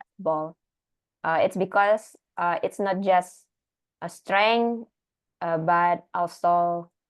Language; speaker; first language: English; non-native, learner; Indonesian